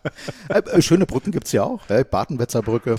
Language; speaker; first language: German; native; German